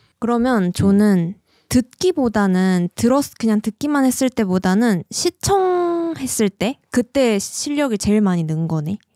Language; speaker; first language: Korean; native; Korean